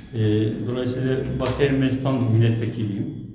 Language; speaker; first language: Turkish; native; Turkish